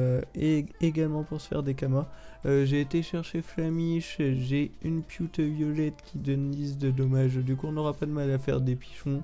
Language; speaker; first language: French; native; French